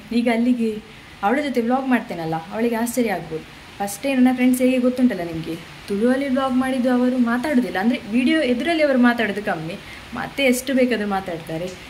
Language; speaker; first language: Kannada; non-native, local second language; Tulu